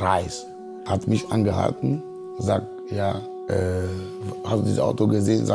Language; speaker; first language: German; non-native, fluent; Ewe